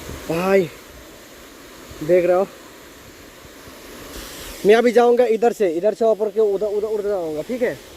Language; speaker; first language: Hindi; non-native, local second language; Bangla